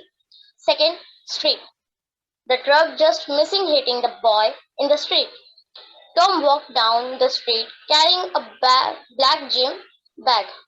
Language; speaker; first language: English; non-native, learner; Hindi